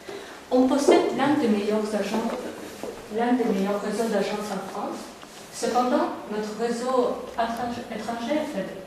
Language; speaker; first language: French; non-native, learner; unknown